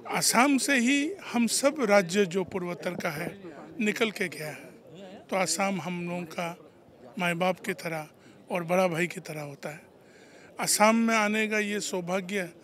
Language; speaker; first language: Hindi; non-native, local second language; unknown